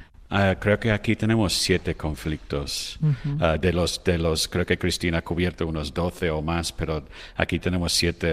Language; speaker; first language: Spanish; non-native, fluent; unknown